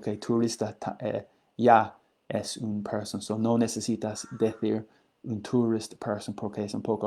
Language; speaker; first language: Spanish; non-native, learner; English